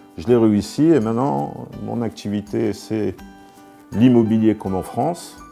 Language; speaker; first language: French; native; French